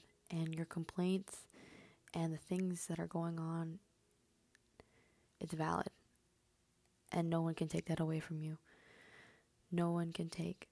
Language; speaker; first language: English; early bilingual, other home language; Spanish